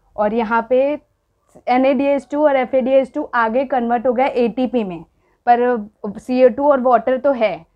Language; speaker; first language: Hindi; non-native, local second language; Marathi